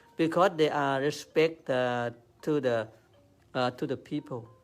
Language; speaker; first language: English; non-native, learner; Thai